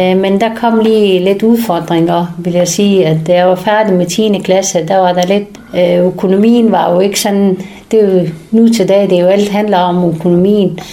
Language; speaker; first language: Danish; non-native, fluent; Persian